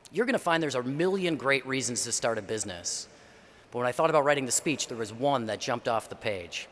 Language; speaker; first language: English; native; English